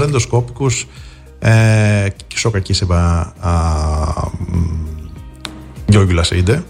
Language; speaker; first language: Hungarian; non-native, fluent; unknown